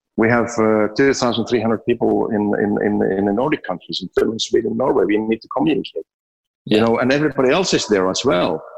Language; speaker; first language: English; non-native, fluent; Finnish